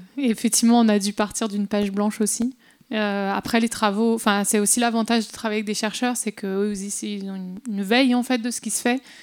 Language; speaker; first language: French; native; French